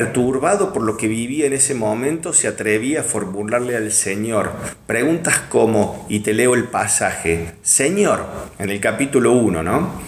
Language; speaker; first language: Spanish; native; Spanish